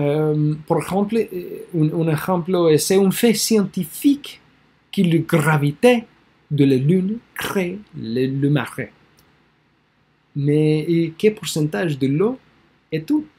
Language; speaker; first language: French; non-native, learner; English